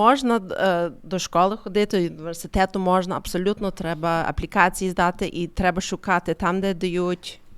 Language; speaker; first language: Ukrainian; early bilingual, heritage; Ukrainian